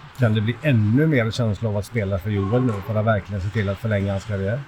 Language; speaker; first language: Swedish; native; Swedish